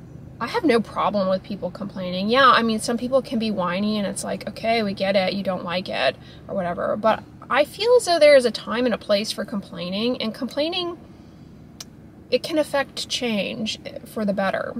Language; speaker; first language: English; native; English